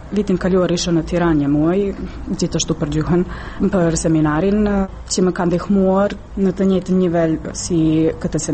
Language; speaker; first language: Albanian; non-native, fluent; Serbian